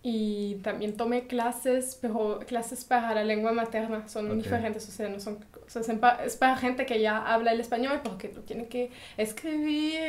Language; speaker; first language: Spanish; early bilingual, heritage; German